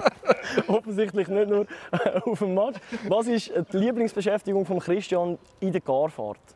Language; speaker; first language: German; native; German